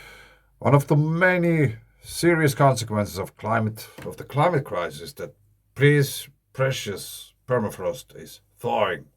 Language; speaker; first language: English; non-native, fluent; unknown